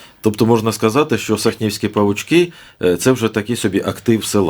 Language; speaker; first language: Ukrainian; native; Ukrainian